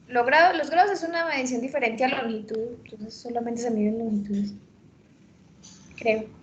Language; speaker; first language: Spanish; native; Spanish